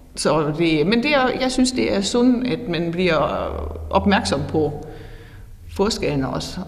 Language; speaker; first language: Danish; non-native, fluent; German